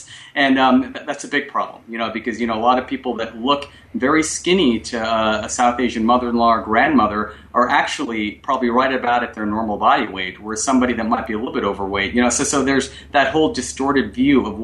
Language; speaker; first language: English; non-native, local second language; Bangla